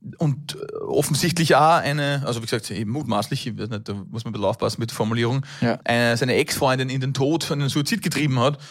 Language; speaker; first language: German; native; German